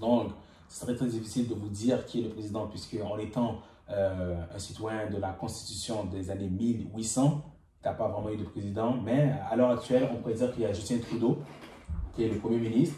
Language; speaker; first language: French; native; French